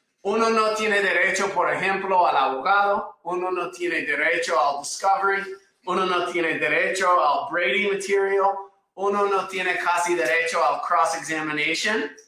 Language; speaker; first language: Spanish; non-native, fluent; English